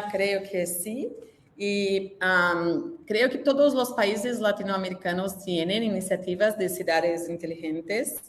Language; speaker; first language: Spanish; non-native, learner; Portuguese